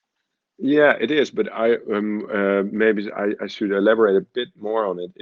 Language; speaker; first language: English; non-native, fluent; Dutch